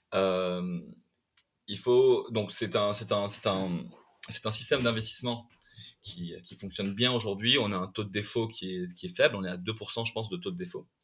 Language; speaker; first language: French; non-native, local second language; Arabic